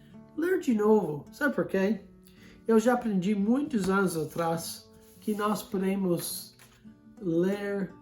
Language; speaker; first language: Portuguese; non-native, fluent; English